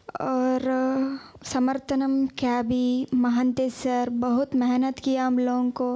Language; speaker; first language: Hindi; non-native, local second language; Kannada